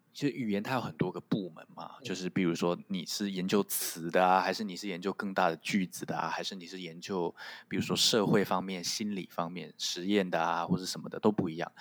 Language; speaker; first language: Chinese; non-native, local second language; Min Nan Chinese